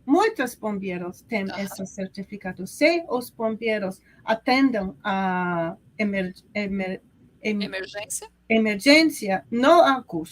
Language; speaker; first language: Portuguese; non-native, learner; English